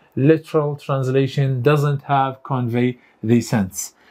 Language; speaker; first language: English; non-native, fluent; Arabic